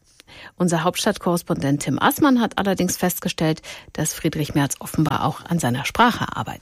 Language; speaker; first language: German; native; German